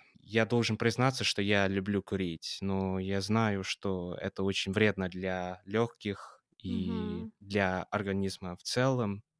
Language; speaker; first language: Russian; non-native, fluent; English